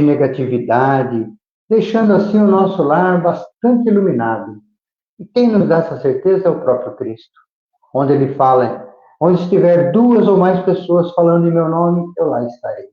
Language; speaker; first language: Portuguese; native; Portuguese